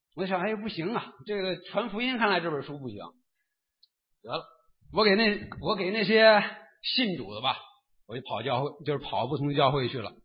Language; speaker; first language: Chinese; native; Chinese